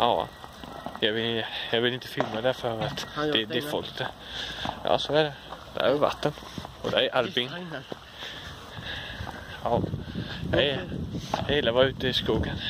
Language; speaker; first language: Swedish; native; Swedish